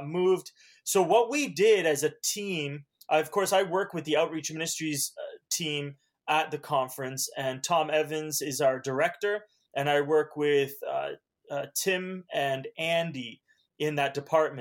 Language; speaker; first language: English; early bilingual, other home language; Hungarian